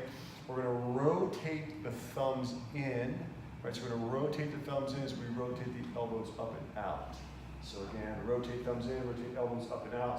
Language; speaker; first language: English; native; English